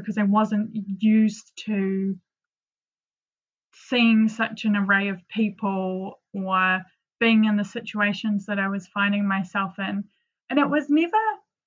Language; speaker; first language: English; native; English